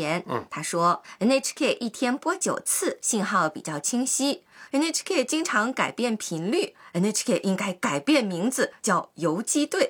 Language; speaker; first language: Chinese; native; Chinese